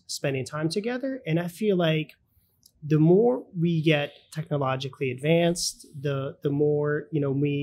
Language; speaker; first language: English; early bilingual, other home language; Russian